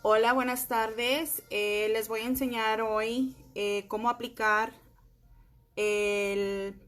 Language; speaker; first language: Spanish; early bilingual, heritage; Spanish